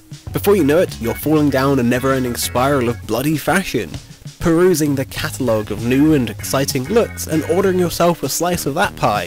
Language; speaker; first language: English; native; English